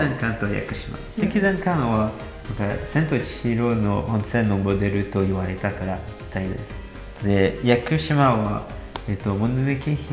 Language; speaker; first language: Japanese; non-native, learner; French